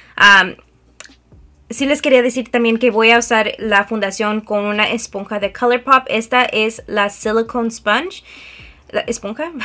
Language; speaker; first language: Spanish; early bilingual, heritage; Spanish